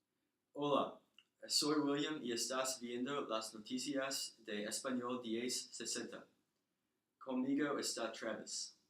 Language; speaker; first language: Spanish; non-native, learner; English